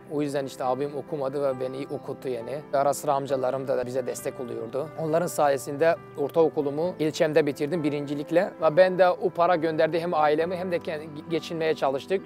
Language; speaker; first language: Turkish; non-native, fluent; Persian